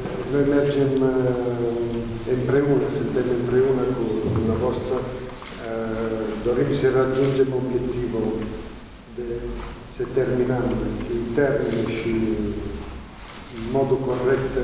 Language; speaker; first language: Romanian; non-native, learner; Italian